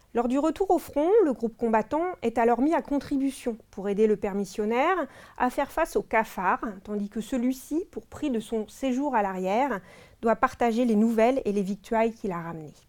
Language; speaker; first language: French; native; French